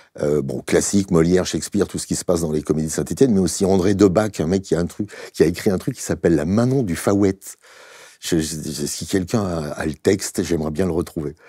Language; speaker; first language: French; native; French